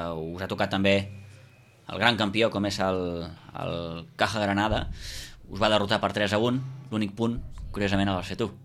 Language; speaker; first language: Catalan; native; Catalan